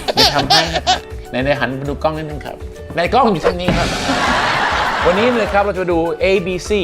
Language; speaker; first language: Thai; early bilingual, heritage; Thai